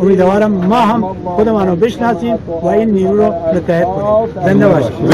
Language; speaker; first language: Persian; non-native, local second language; Central Kurdish